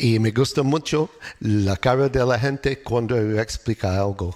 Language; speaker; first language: Spanish; non-native, learner; English